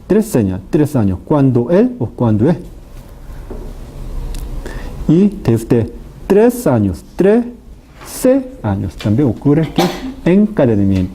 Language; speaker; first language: Spanish; non-native, fluent; Korean